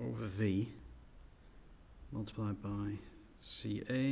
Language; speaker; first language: English; native; English